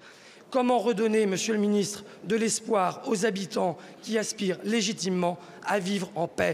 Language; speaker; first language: French; native; French